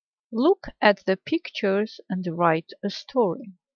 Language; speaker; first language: English; non-native, fluent; Armenian